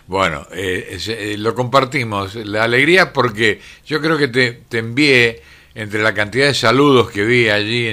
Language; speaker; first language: Spanish; native; Spanish